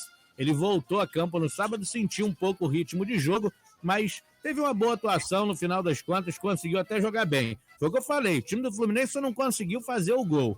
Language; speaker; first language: Portuguese; native; Portuguese